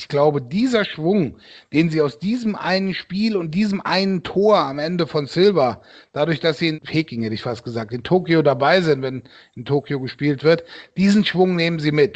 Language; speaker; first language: German; native; German